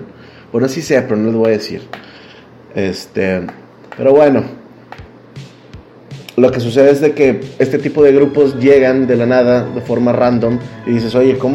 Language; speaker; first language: Spanish; native; Spanish